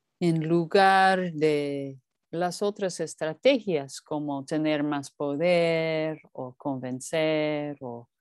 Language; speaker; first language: Spanish; non-native, fluent; English